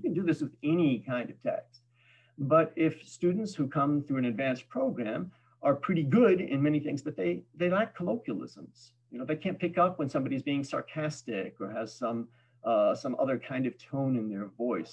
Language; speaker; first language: English; native; English